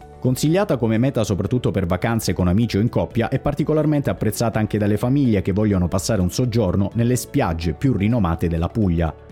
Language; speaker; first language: Italian; native; Italian